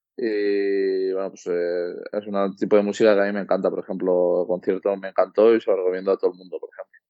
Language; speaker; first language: Spanish; native; Spanish